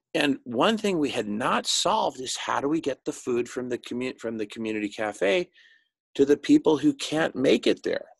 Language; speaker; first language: English; native; English